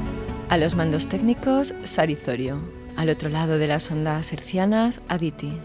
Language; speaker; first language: Spanish; native; Spanish